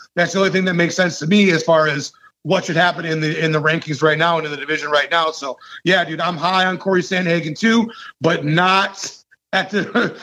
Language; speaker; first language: English; native; English